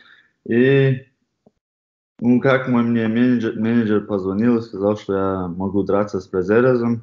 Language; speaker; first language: Russian; non-native, fluent; Chechen